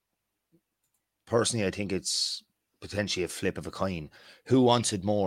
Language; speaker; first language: English; native; English